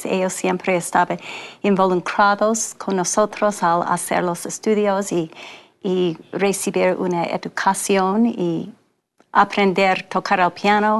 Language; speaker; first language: Spanish; non-native, learner; English